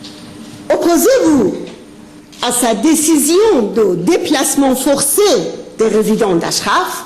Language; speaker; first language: French; non-native, fluent; Persian